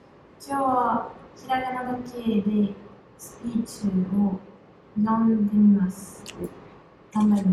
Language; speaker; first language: Japanese; non-native, learner; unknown